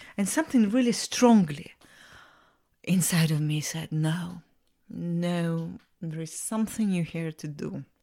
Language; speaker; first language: English; non-native, fluent; Russian